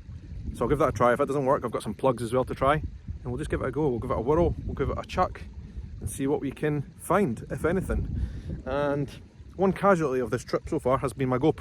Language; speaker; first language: English; native; English